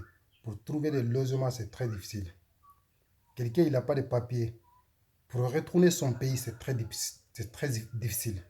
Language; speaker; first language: French; non-native, learner; Soninke